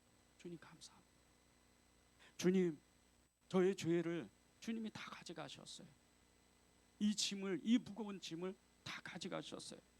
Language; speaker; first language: Korean; native; Korean